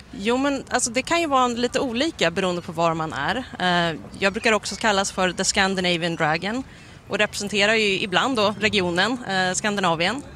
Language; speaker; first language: Swedish; native; Swedish